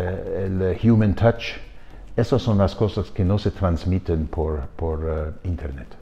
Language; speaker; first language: Spanish; non-native, fluent; German